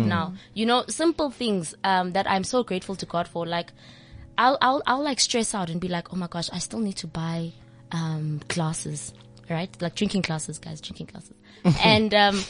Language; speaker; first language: English; non-native, local second language; Southern Sotho